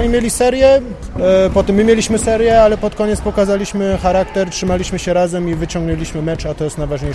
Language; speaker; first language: Polish; non-native, fluent; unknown